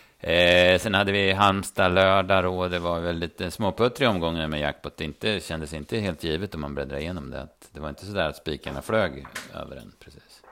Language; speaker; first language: Swedish; native; Swedish